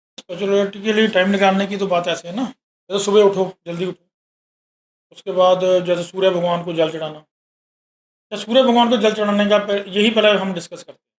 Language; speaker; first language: Hindi; native; Hindi